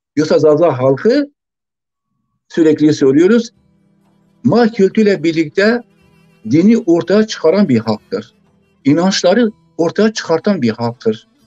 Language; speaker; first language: Turkish; non-native, local second language; Zaza